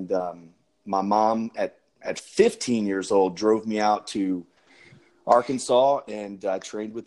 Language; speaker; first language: English; native; English